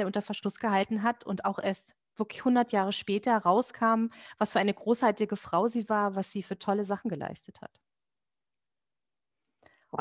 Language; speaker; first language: German; native; German